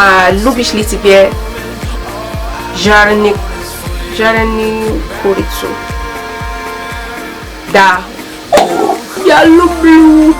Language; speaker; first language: Russian; non-native, learner; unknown